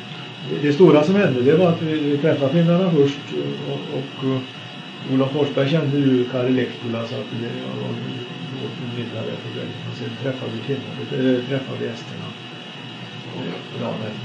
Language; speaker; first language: Swedish; native; Swedish